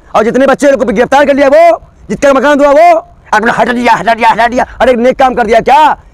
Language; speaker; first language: Hindi; native; Hindi